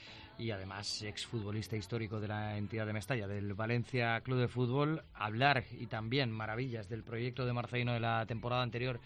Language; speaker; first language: Spanish; native; Spanish